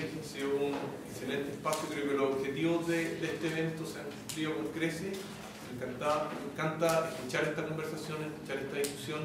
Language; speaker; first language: Spanish; native; Spanish